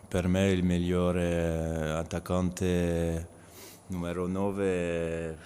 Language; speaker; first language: Italian; non-native, learner; French